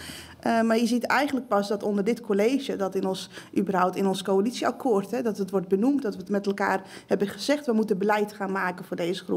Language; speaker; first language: Dutch; native; Dutch